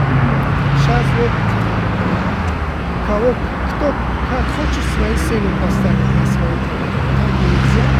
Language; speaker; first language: Russian; non-native, local second language; Tajik